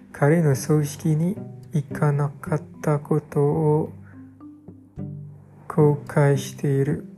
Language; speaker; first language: Japanese; non-native, learner; English